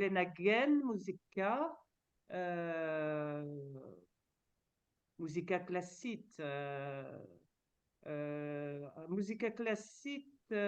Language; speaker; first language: Hebrew; non-native, learner; French